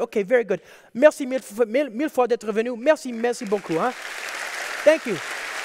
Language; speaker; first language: French; non-native, learner; English